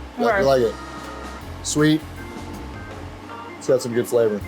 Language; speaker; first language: English; native; English